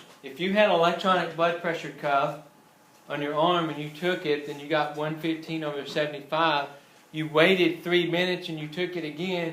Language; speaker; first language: English; native; English